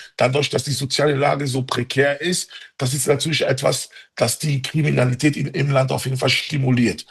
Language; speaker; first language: German; early bilingual, other home language; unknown